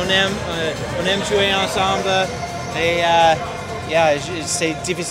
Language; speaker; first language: French; non-native, learner; English